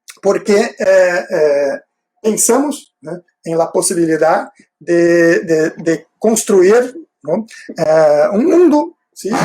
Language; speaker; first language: Spanish; non-native, fluent; Portuguese